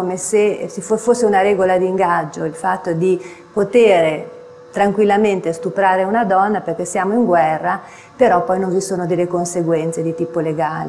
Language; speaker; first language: Italian; native; Italian